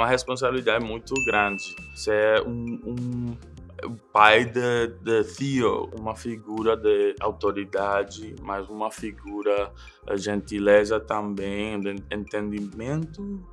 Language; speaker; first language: Portuguese; non-native, learner; Spanish